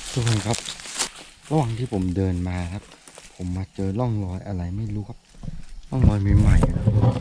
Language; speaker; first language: Thai; non-native, local second language; Karen languages